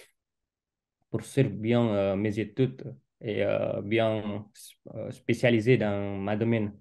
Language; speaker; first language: French; non-native, fluent; Indonesian